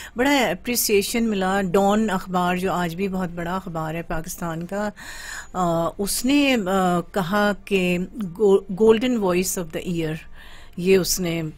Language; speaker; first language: Urdu; native; Urdu